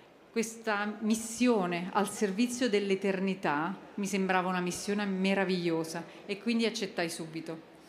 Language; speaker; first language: Italian; native; Italian